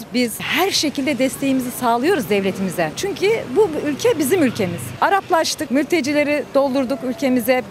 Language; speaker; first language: Turkish; native; Turkish